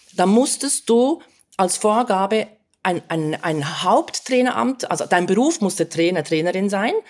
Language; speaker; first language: German; native; German